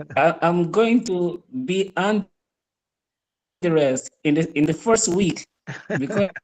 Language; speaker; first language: English; non-native, fluent; Portuguese